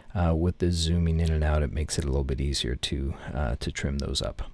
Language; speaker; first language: English; native; English